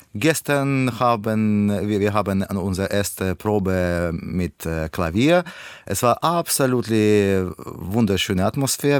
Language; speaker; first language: German; non-native, learner; Russian